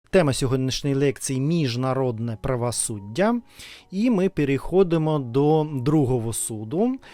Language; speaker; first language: Ukrainian; non-native, learner; Russian